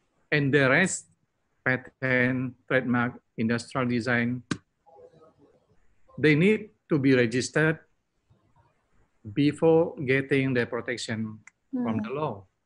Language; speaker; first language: English; non-native, fluent; Indonesian